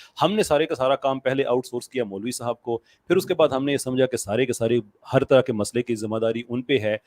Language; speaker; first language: Urdu; native; Urdu